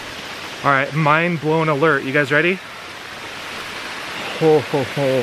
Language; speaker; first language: English; native; English